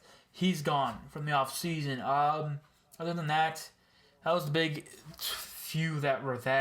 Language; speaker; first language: English; native; English